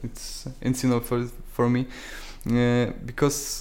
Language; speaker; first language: English; non-native, learner; Polish